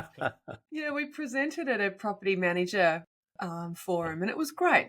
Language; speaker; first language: English; native; English